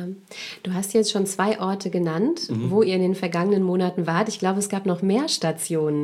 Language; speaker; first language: German; native; German